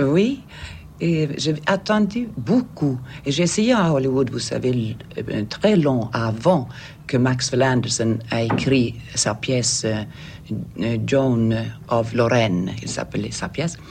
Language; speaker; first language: French; non-native, fluent; Swedish